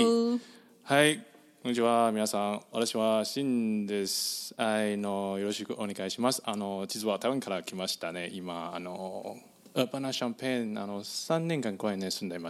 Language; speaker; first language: Japanese; non-native, learner; Chinese